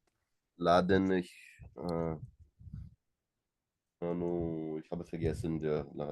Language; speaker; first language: German; non-native, learner; Portuguese